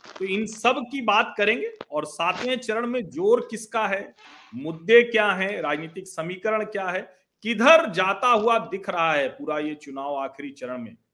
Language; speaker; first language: Hindi; native; Hindi